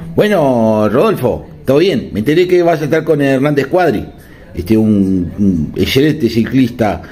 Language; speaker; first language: Spanish; native; Spanish